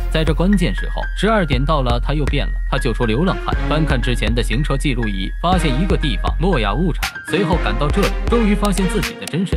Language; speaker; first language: Chinese; native; Chinese